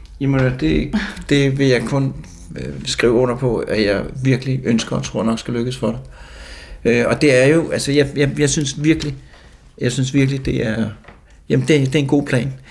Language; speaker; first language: Danish; native; Danish